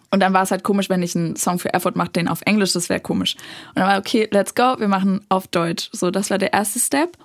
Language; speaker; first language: German; native; German